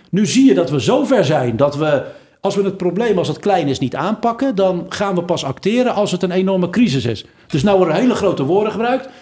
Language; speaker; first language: Dutch; early bilingual, other home language; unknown